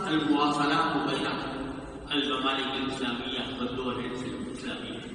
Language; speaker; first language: Arabic; non-native, fluent; Urdu